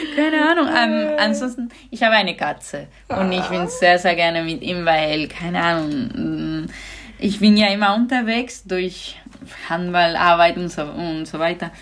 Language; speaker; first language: German; non-native, fluent; Spanish